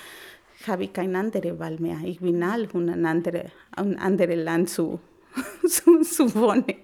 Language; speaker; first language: German; non-native, learner; Spanish